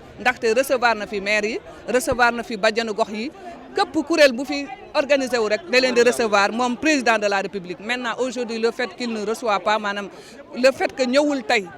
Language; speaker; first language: Wolof; non-native, local second language; Fula